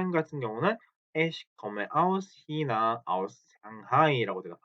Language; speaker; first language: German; non-native, fluent; Korean